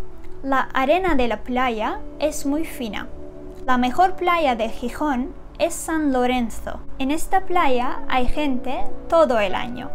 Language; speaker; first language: Spanish; non-native, fluent; Turkish